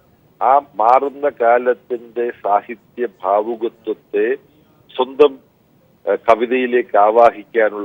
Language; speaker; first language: Malayalam; native; Malayalam